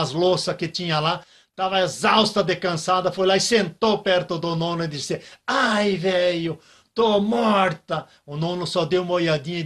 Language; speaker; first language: Portuguese; native; Portuguese